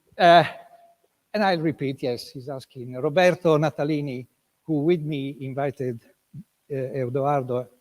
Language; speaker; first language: English; non-native, fluent; Italian